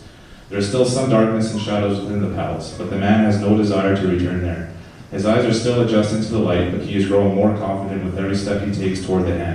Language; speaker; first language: English; native; English